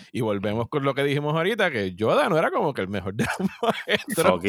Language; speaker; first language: Spanish; native; Spanish